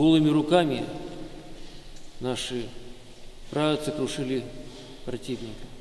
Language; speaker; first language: Russian; native; Russian